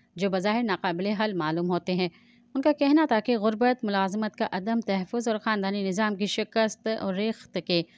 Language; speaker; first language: Urdu; non-native, local second language; Sindhi